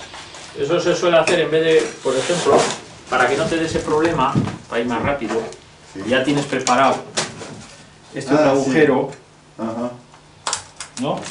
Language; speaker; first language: Spanish; native; Spanish